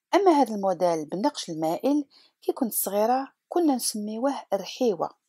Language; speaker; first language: Arabic; native; Arabic